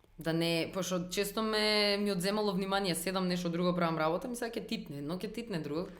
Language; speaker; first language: Macedonian; native; Macedonian